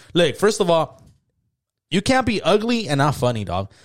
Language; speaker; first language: English; early bilingual, other home language; Spanish